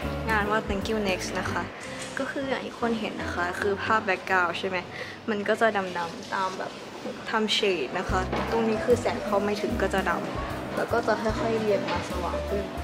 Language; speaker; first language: Thai; early bilingual, heritage; Thai